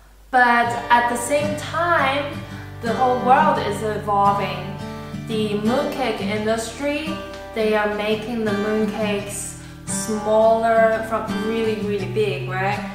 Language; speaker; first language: English; non-native, fluent; Chinese